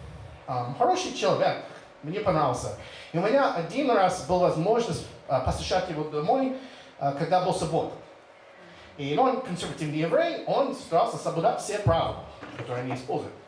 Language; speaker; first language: Russian; non-native, fluent; English